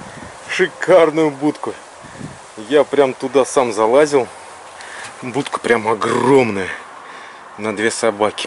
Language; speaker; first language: Russian; native; Russian